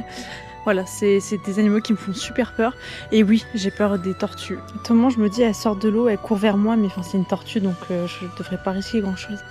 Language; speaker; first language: French; native; French